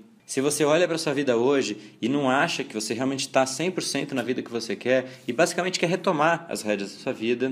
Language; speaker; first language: Portuguese; native; Portuguese